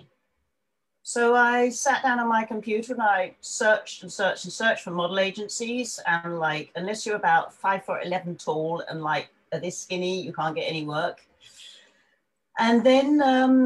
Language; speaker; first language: English; native; English